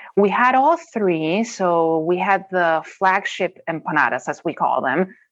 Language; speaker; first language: English; non-native, fluent; Spanish